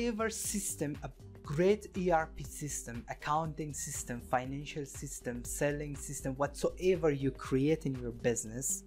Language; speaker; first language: English; non-native, fluent; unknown